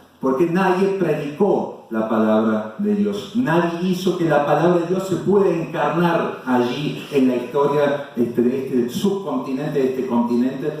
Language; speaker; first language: Spanish; non-native, fluent; German